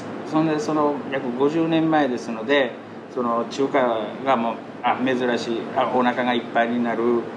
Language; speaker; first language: Japanese; native; Japanese